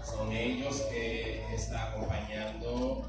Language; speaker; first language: Spanish; non-native, fluent; Haitian Creole